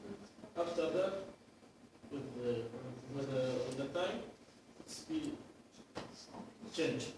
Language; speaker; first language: English; non-native, learner; Arabic